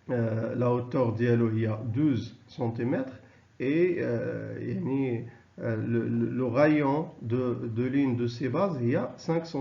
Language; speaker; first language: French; non-native, local second language; Arabic